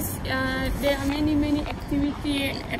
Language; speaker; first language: English; non-native, learner; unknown